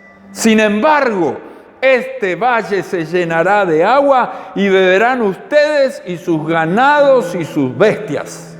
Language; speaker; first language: Spanish; native; Spanish